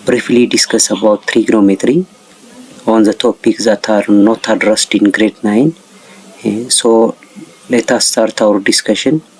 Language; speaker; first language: English; non-native, local second language; Amharic